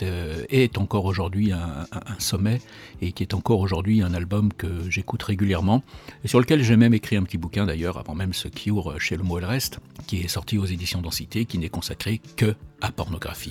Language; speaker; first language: French; native; French